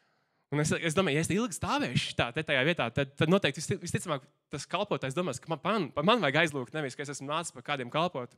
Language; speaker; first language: Latvian; native; Latvian